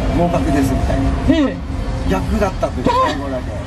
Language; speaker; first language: Japanese; native; Japanese